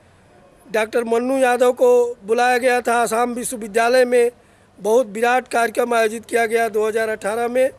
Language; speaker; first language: Hindi; native; Hindi